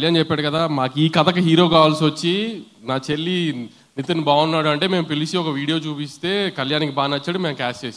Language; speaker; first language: Telugu; native; Telugu